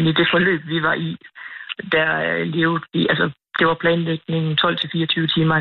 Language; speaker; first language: Danish; native; Danish